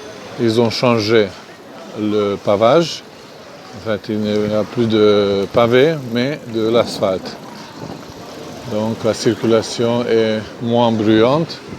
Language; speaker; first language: French; non-native, fluent; Hungarian